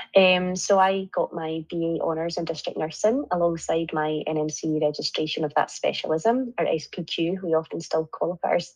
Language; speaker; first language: English; native; English